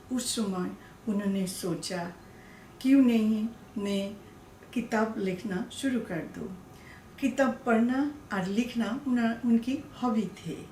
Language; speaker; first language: Hindi; non-native, learner; Bangla